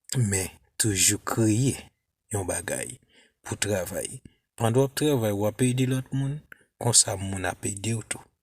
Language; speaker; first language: Haitian Creole; native; Haitian Creole